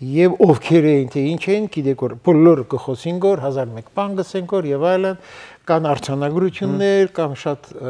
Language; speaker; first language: Armenian; early bilingual, heritage; Armenian